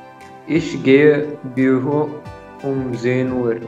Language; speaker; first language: German; non-native, learner; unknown